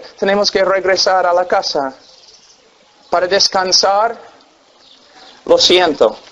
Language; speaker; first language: Spanish; non-native, fluent; English